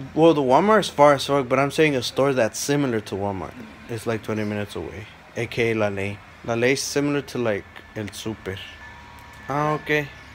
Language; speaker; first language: English; early bilingual, other home language; Spanish